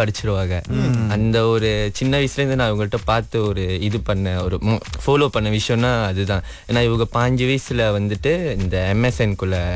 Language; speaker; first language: Tamil; early bilingual, heritage; Tamil